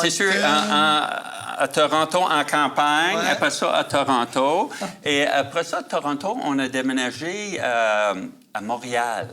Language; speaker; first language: French; native; French